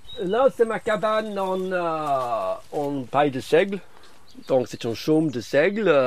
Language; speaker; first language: French; non-native, fluent; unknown